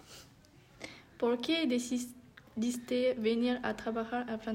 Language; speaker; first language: Spanish; non-native, learner; French